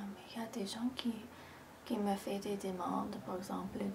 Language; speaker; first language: French; non-native, fluent; English